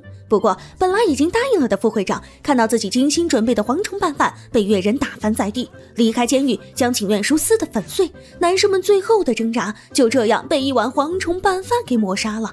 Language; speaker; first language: Chinese; native; Chinese